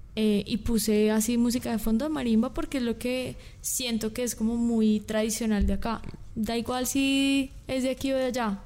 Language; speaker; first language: Spanish; native; Spanish